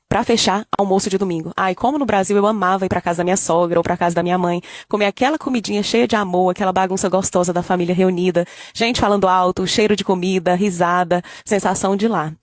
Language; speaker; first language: Portuguese; native; Portuguese